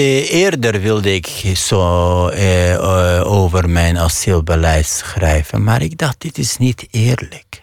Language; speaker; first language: Dutch; non-native, fluent; Arabic